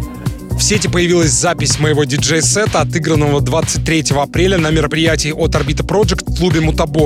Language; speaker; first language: Russian; native; Russian